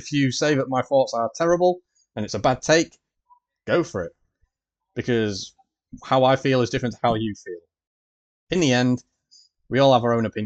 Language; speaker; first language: English; native; English